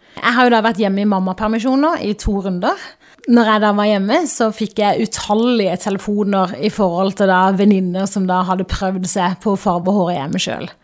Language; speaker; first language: Norwegian; native; Norwegian